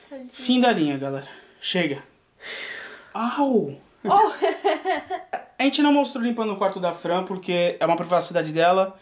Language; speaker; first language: Portuguese; native; Portuguese